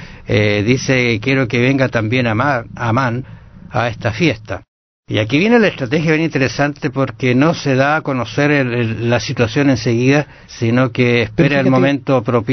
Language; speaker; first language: Spanish; native; Spanish